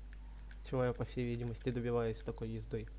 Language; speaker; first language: Russian; native; Russian